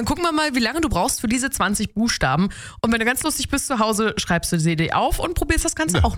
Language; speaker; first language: German; native; German